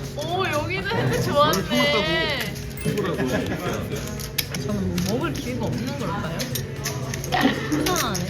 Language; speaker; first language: Korean; native; Korean